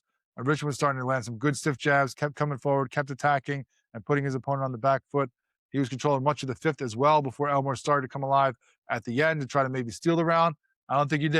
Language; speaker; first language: English; native; English